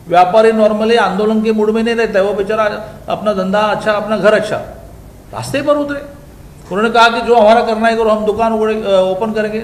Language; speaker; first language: Hindi; non-native, local second language; Marathi